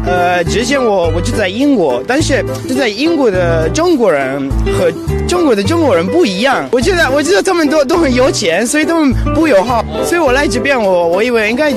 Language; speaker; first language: Chinese; non-native, fluent; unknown